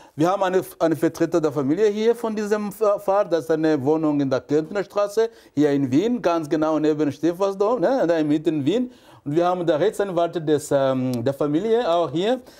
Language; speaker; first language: German; non-native, fluent; French